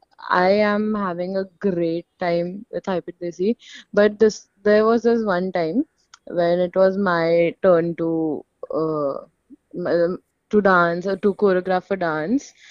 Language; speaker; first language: English; non-native, local second language; Hindi